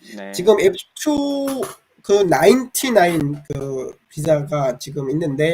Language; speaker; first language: Korean; non-native, fluent; Bangla